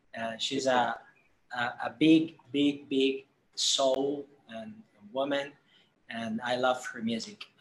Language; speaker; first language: English; non-native, fluent; Spanish